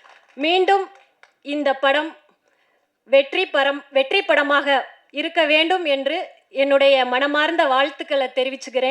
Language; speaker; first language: Tamil; native; Tamil